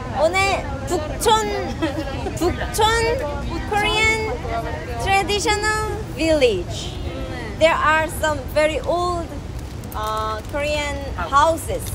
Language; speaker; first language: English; non-native, learner; Korean